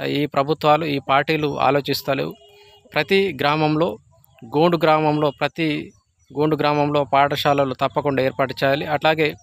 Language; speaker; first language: Telugu; non-native, local second language; Gondi